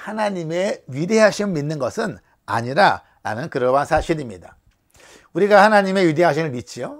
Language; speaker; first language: Korean; native; Korean